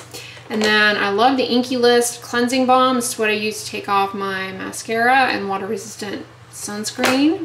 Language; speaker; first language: English; native; English